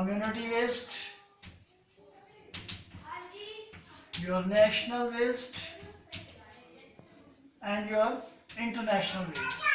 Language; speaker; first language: English; non-native, local second language; Hindi